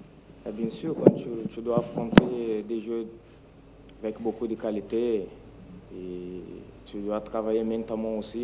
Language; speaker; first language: French; non-native, fluent; Portuguese